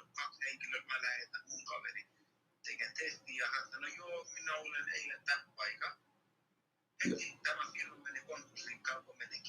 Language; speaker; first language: Finnish; non-native, learner; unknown